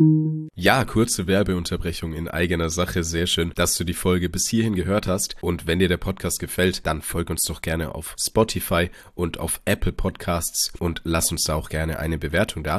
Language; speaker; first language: German; native; German